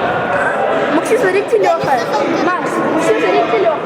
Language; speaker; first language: Russian; native; Russian